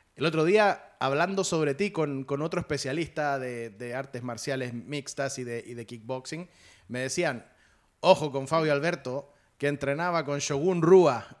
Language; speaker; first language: Spanish; native; Spanish